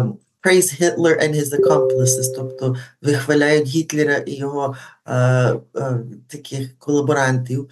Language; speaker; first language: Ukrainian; early bilingual, heritage; Ukrainian